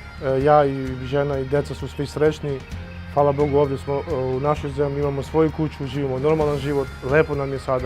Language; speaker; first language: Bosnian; non-native, local second language; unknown